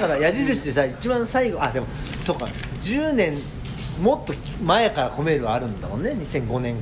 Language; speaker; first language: Japanese; native; Japanese